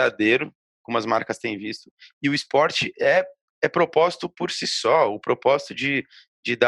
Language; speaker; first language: Portuguese; native; Portuguese